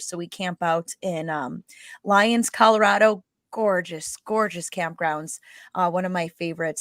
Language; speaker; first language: English; native; English